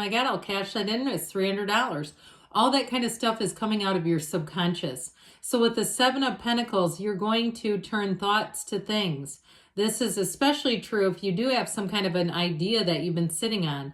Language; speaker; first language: English; native; English